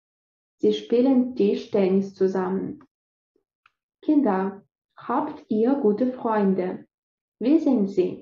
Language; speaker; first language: German; non-native, fluent; Russian